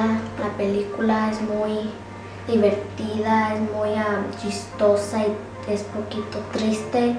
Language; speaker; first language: Spanish; early bilingual, other home language; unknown